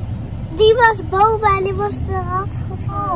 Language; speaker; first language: Dutch; early bilingual, other home language; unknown